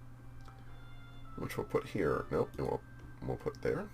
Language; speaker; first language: English; native; English